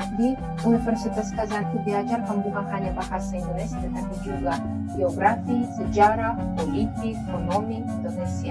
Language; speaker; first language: Indonesian; non-native, learner; Russian